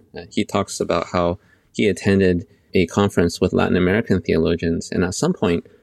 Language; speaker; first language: English; native; English